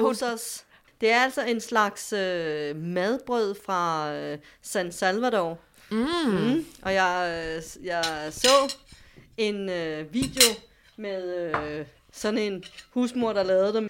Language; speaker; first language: Danish; native; Danish